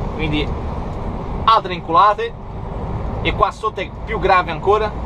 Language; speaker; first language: Italian; non-native, fluent; Portuguese